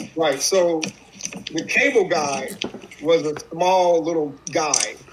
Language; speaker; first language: English; native; English